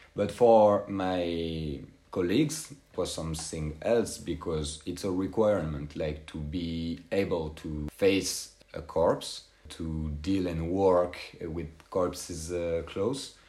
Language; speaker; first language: English; non-native, fluent; French